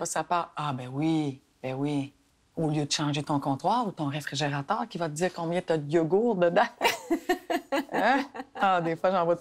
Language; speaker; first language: French; native; French